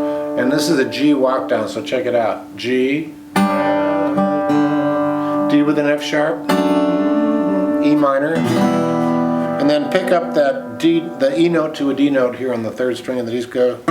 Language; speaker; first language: English; native; English